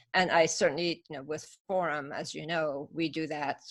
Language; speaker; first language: English; early bilingual, other home language; Persian